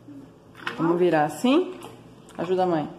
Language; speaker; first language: Portuguese; native; Portuguese